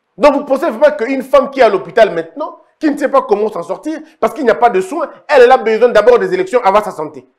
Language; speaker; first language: French; non-native, local second language; Lingala